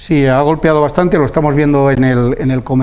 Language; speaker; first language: Spanish; native; Spanish